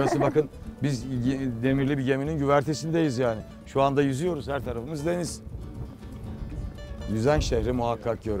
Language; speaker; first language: Turkish; native; Turkish